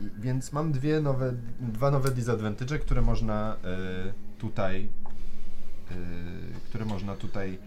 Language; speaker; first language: Polish; early bilingual, heritage; Polish